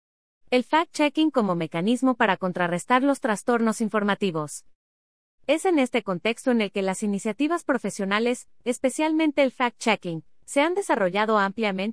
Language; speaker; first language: Spanish; native; Spanish